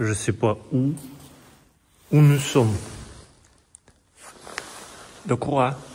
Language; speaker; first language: French; non-native, learner; Russian